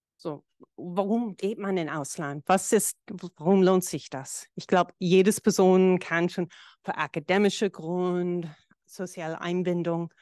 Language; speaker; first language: German; non-native, fluent; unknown